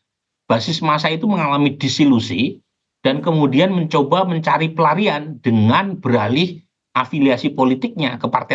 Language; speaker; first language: Indonesian; native; Indonesian